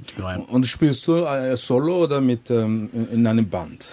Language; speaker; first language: German; non-native, fluent; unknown